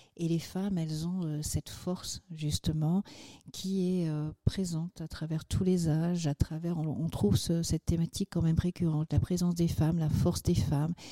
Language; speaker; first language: French; native; French